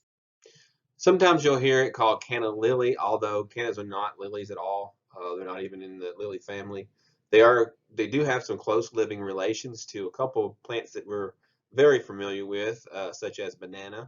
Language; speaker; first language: English; native; English